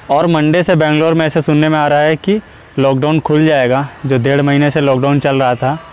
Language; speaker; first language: Hindi; native; Hindi